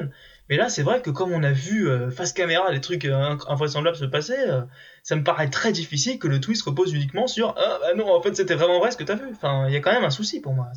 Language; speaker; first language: French; native; French